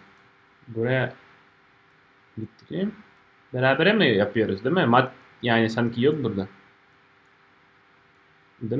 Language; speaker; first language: Turkish; non-native, fluent; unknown